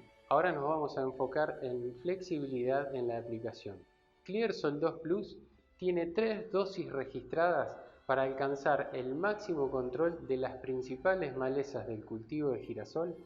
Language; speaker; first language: Spanish; native; Spanish